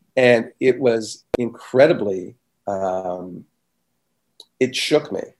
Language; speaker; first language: English; native; English